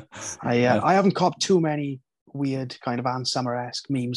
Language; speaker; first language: English; native; English